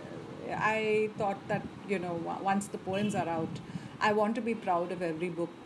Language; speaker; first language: English; non-native, local second language; Malayalam